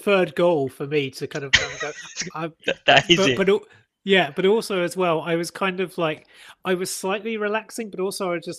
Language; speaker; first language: English; native; English